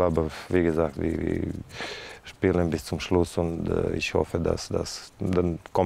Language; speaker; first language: German; non-native, fluent; Serbian